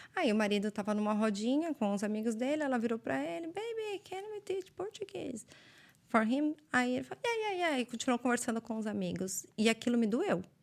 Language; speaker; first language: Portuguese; native; Portuguese